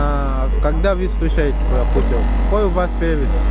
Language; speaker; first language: Russian; non-native, learner; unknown